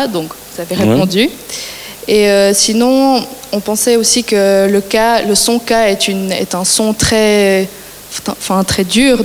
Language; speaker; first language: French; native; French